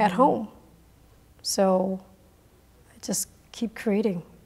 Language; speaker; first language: English; early bilingual, other home language; Khmer